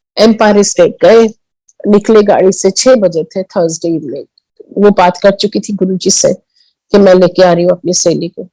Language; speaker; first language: Hindi; early bilingual, heritage; Hindi